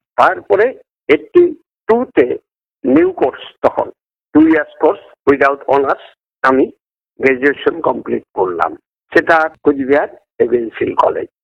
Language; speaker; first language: Bangla; non-native, local second language; Assamese